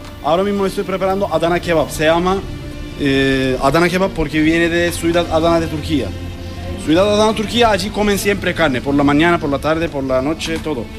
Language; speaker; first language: Spanish; non-native, learner; Turkish